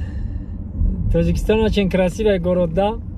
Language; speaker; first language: Russian; non-native, learner; Tajik